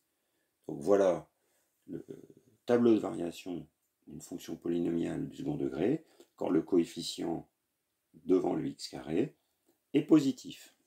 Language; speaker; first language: French; native; French